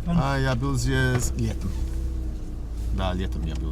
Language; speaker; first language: Russian; non-native, learner; English